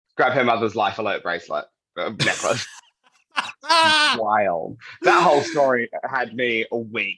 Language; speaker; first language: English; native; English